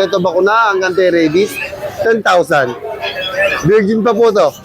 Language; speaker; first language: Filipino; native; Filipino